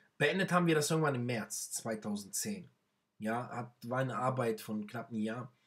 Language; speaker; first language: German; non-native, fluent; Arabic